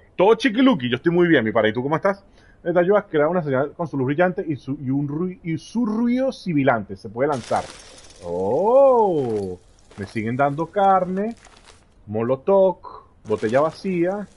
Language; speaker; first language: Spanish; native; Spanish